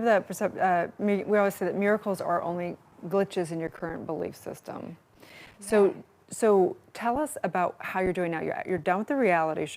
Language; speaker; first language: English; native; English